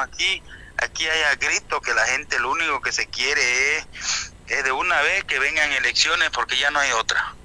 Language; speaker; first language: Spanish; native; Spanish